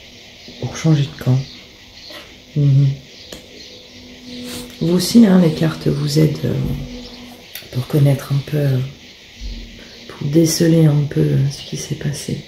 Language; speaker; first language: French; native; French